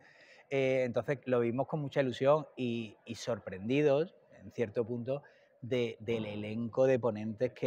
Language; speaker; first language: Spanish; native; Spanish